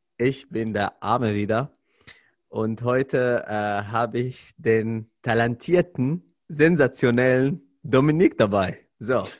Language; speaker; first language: German; non-native, fluent; Arabic